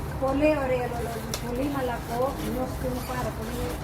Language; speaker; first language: Greek; non-native, learner; Filipino